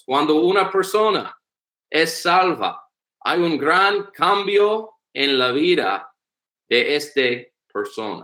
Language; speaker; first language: Spanish; non-native, learner; English